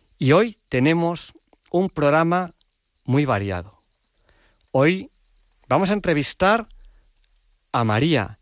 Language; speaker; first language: Spanish; native; Spanish